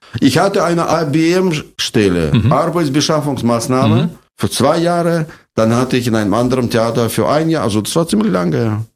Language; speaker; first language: German; non-native, fluent; Russian